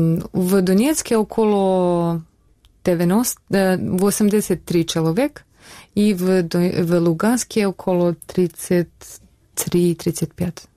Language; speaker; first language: Russian; non-native, learner; Bosnian